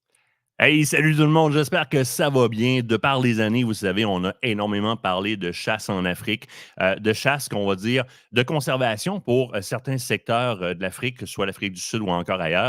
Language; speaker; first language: French; native; French